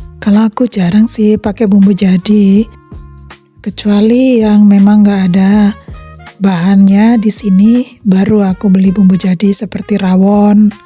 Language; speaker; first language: Indonesian; native; Indonesian